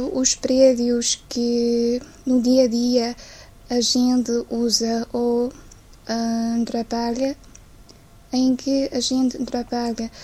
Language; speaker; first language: Portuguese; non-native, fluent; Chinese